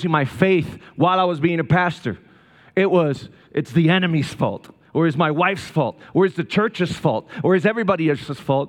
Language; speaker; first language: English; non-native, fluent; Spanish